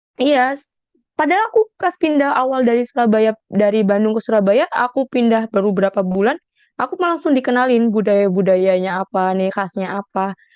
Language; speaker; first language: Indonesian; native; Indonesian